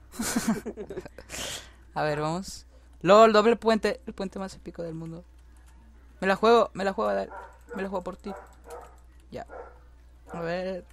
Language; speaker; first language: Spanish; native; Spanish